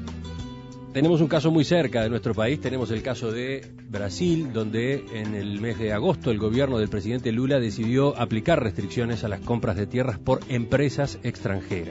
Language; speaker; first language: Spanish; native; Spanish